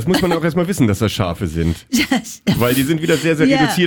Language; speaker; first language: German; native; German